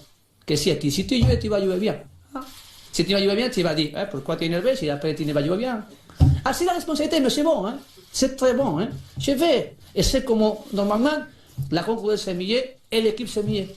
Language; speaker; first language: French; non-native, learner; Spanish